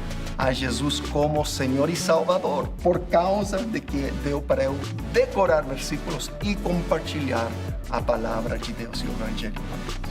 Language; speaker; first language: Portuguese; non-native, fluent; English